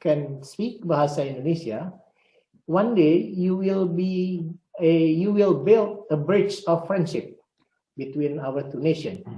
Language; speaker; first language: English; non-native, fluent; Indonesian